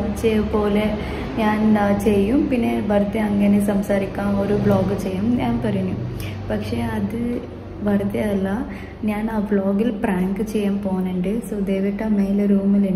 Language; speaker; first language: Malayalam; non-native, learner; Tamil